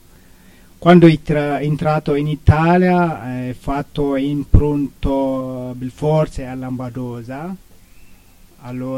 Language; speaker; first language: Italian; non-native, learner; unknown